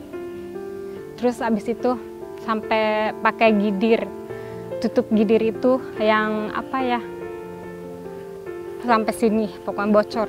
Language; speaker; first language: Indonesian; non-native, local second language; Sundanese